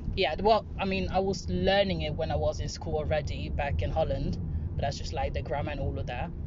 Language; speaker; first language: English; non-native, fluent; Dutch